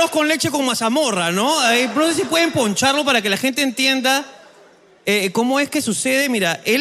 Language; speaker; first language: Spanish; native; Spanish